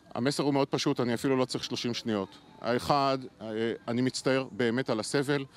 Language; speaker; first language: Hebrew; native; Hebrew